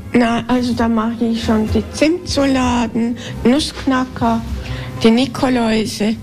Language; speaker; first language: German; early bilingual, heritage; Spanish